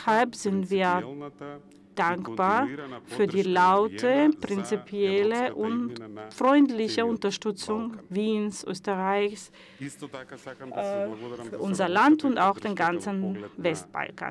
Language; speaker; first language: German; non-native, fluent; Macedonian